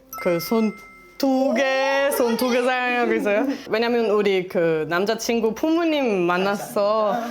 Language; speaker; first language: Korean; non-native, learner; German